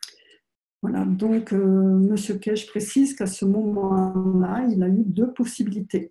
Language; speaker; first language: French; native; French